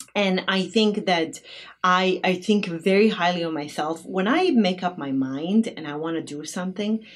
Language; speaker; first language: English; non-native, fluent; Bosnian